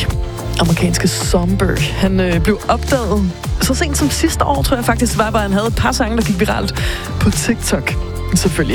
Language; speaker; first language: Danish; native; Danish